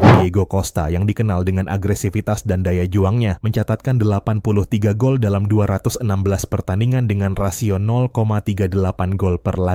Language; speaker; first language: Indonesian; native; Indonesian